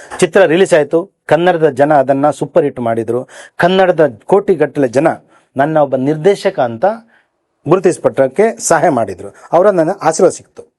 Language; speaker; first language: Kannada; native; Kannada